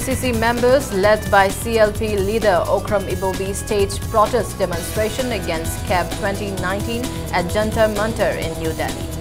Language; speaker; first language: English; non-native, local second language; Manipuri